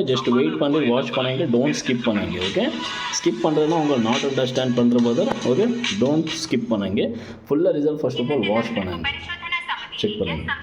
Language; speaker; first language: Tamil; non-native, learner; Kannada